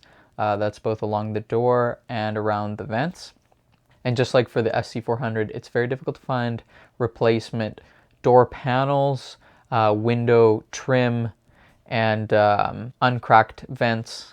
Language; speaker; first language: English; native; English